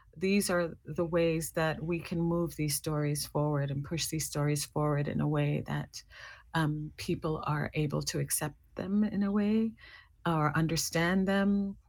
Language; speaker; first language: English; native; English